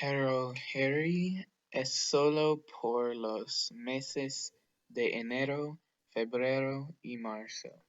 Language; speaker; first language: Spanish; non-native, learner; English